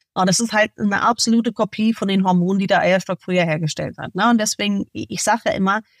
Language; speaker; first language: German; non-native, fluent; English